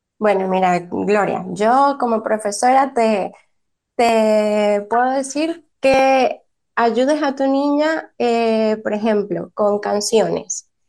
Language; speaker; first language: Spanish; native; Spanish